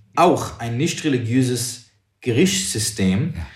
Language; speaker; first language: German; non-native, fluent; English